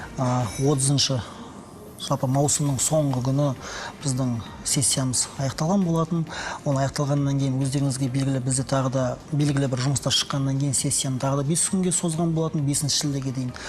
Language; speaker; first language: Kazakh; non-native, local second language; Russian